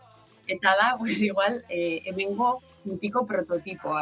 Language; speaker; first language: Basque; non-native, local second language; Spanish